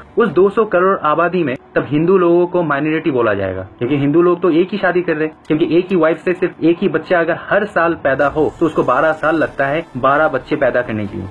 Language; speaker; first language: Hindi; non-native, fluent; Bangla